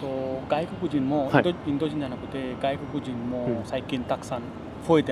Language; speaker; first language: Japanese; non-native, learner; Hindi